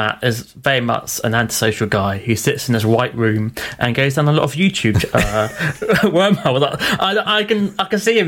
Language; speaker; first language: English; native; English